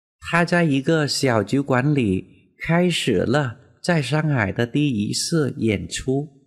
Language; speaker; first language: Chinese; non-native, fluent; Vietnamese